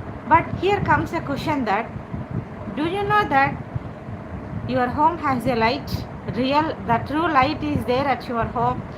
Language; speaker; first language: English; non-native, local second language; Telugu